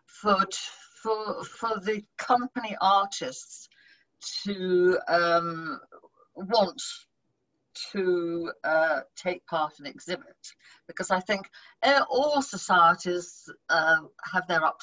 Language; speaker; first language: English; native; English